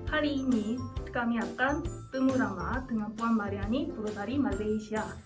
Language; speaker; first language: Indonesian; non-native, learner; Korean